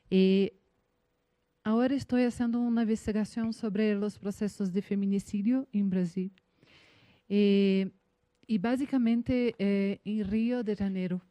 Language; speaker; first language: Spanish; non-native, learner; Portuguese